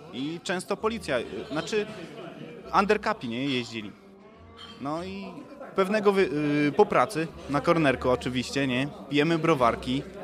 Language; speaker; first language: Polish; native; Polish